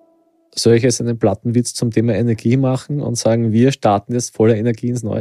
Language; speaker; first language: German; native; German